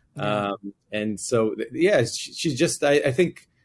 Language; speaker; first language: English; non-native, fluent; Hebrew